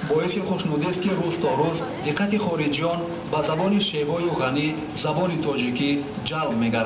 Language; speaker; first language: Persian; native; Persian